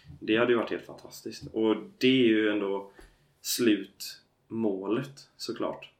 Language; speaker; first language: Swedish; native; Swedish